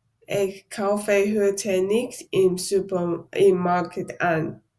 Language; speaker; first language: German; non-native, learner; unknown